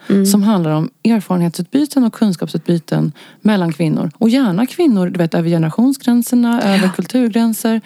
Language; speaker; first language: Swedish; native; Swedish